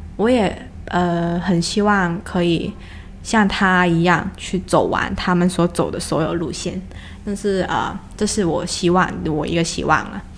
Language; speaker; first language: Chinese; non-native, local second language; Cantonese